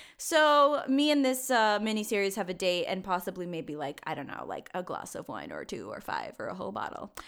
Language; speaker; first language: English; early bilingual, other home language; Spanish